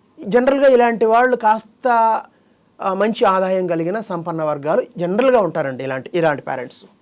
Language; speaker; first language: Telugu; native; Telugu